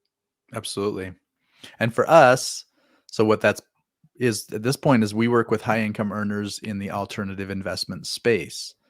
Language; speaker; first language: English; native; English